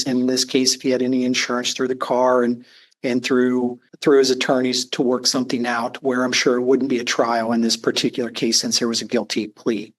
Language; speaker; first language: English; native; English